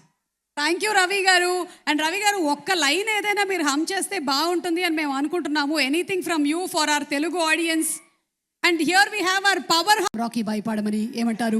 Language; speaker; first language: Telugu; native; Telugu